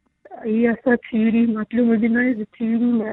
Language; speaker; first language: Hebrew; non-native, learner; Russian